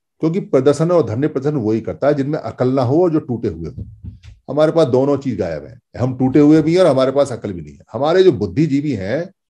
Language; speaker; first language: Hindi; native; Hindi